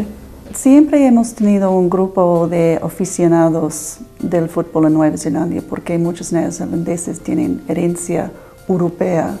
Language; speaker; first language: Spanish; non-native, fluent; English